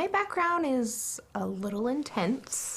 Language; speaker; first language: English; native; English